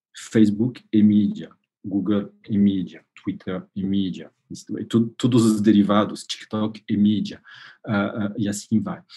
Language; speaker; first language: Portuguese; non-native, fluent; French